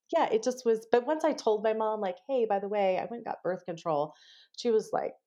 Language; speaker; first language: English; native; English